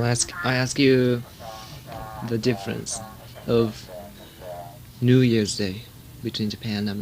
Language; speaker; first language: English; non-native, learner; Japanese